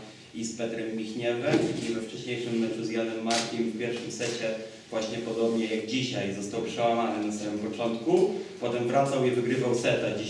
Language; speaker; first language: Polish; native; Polish